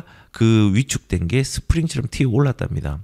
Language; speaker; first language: Korean; native; Korean